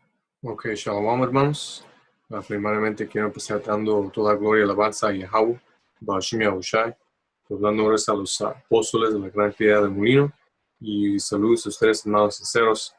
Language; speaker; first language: Spanish; early bilingual, heritage; Spanish